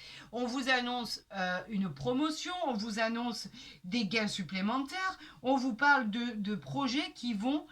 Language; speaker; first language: French; native; French